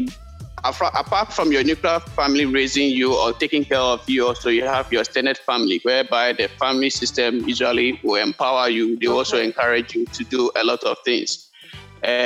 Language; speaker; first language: English; non-native, local second language; Akan